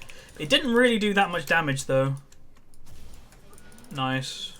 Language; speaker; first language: English; native; English